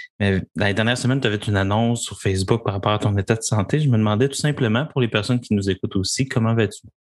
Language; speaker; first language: French; native; French